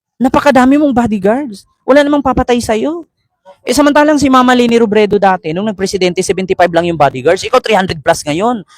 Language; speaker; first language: Filipino; native; Filipino